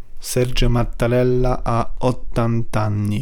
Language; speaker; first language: Italian; non-native, learner; Polish